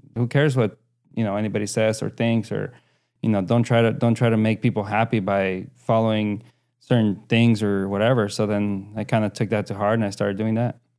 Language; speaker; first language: English; early bilingual, other home language; Spanish